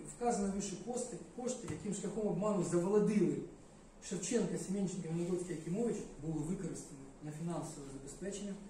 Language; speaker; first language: Ukrainian; non-native, local second language; Russian